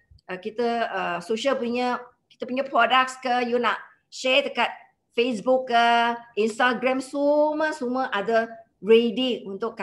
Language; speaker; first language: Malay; non-native, local second language; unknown